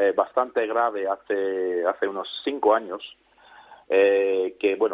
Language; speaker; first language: Spanish; non-native, fluent; Dutch